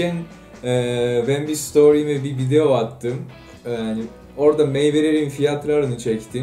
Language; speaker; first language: Turkish; non-native, fluent; Japanese